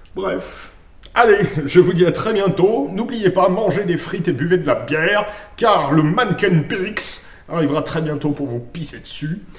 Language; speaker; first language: French; native; French